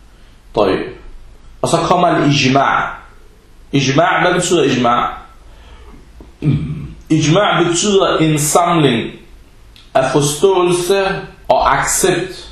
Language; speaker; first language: Danish; early bilingual, other home language; Arabic